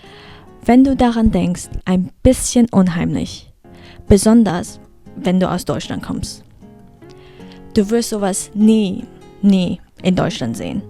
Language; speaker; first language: German; early bilingual, heritage; German